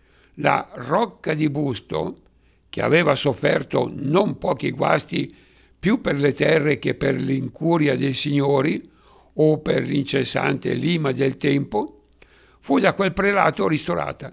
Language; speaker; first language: Italian; native; Italian